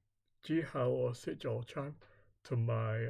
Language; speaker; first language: Chinese; non-native, learner; English